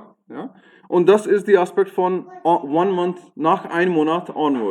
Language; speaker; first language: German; non-native, fluent; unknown